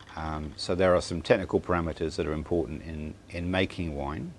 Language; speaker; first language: English; native; English